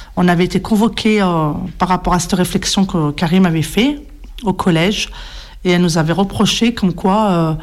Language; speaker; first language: French; native; French